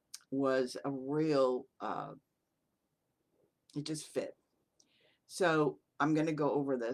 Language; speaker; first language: English; native; English